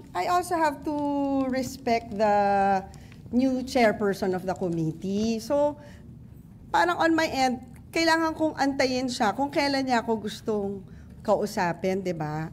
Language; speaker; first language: Filipino; native; Filipino